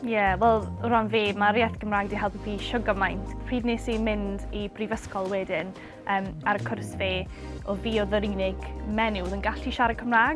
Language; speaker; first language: Welsh; non-native, local second language; English